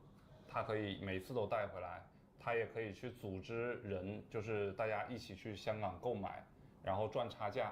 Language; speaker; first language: Chinese; native; Chinese